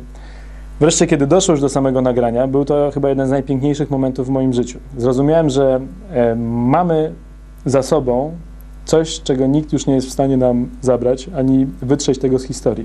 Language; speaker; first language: Polish; native; Polish